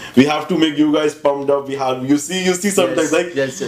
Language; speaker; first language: English; non-native, local second language; Hindi